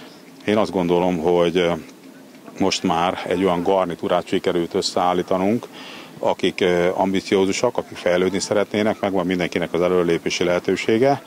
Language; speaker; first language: Hungarian; native; Hungarian